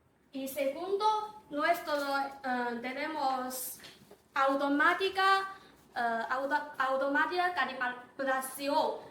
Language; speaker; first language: Spanish; non-native, learner; Chinese